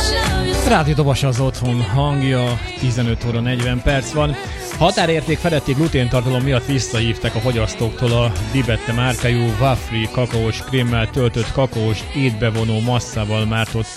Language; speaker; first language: Hungarian; native; Hungarian